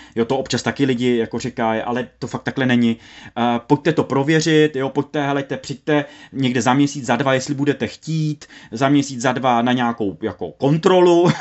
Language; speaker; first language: Czech; native; Czech